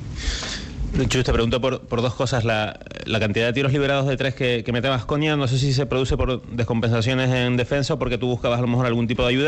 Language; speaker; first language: Spanish; native; Spanish